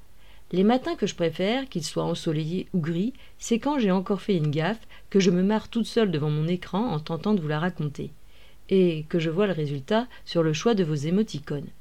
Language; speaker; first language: French; native; French